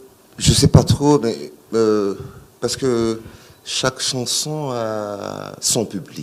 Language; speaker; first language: French; non-native, local second language; Malagasy